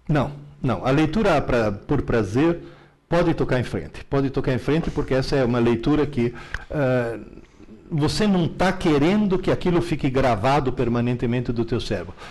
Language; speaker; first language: Portuguese; early bilingual, other home language; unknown